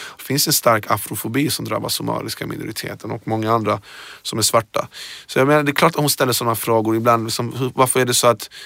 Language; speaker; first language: Swedish; early bilingual, other home language; Persian